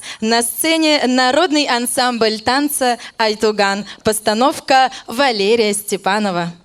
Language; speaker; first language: Russian; native; Russian